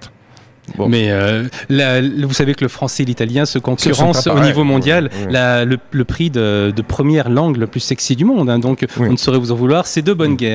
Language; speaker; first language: French; native; French